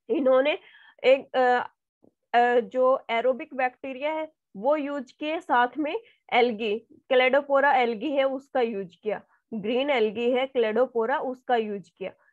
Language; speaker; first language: Hindi; native; Hindi